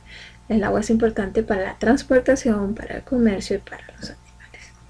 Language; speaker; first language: Spanish; native; Spanish